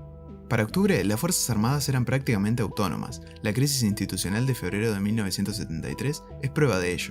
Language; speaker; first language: Spanish; native; Spanish